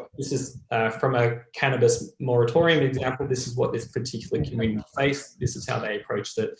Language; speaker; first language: English; native; English